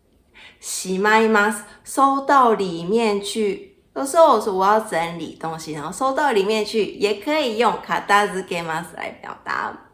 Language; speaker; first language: Chinese; non-native, fluent; Japanese